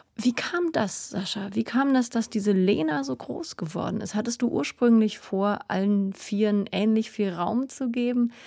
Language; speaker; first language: German; native; German